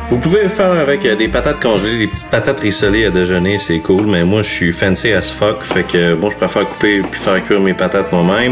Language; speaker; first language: French; native; French